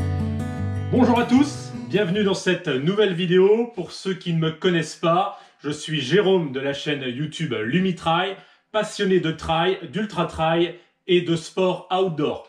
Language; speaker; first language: French; native; French